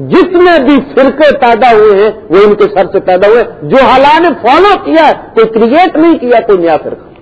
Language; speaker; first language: Urdu; native; Urdu